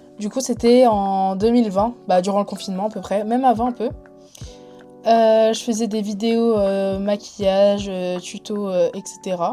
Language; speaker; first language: French; early bilingual, other home language; Spanish